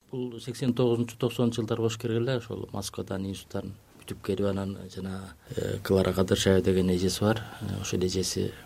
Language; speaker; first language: Kyrgyz; native; Kyrgyz